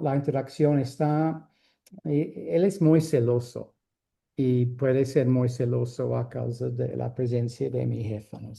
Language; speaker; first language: Spanish; non-native, fluent; English